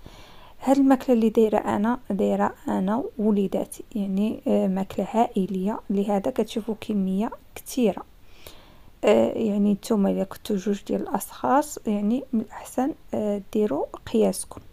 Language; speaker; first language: Arabic; native; Arabic